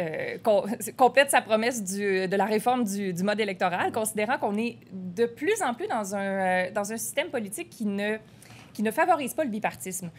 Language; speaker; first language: French; native; French